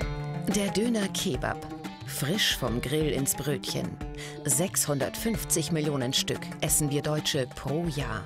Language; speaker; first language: German; native; German